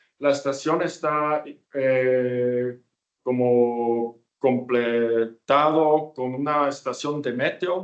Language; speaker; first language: Spanish; non-native, fluent; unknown